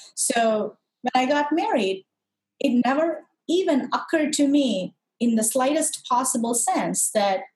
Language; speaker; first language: English; non-native, local second language; Tamil